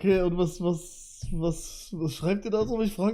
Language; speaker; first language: German; native; German